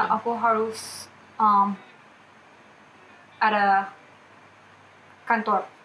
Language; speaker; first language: Indonesian; non-native, learner; English